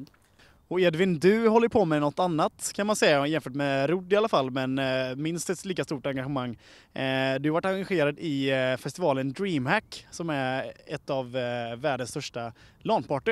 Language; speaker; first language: Swedish; native; Swedish